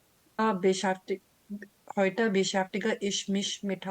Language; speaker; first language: German; non-native, learner; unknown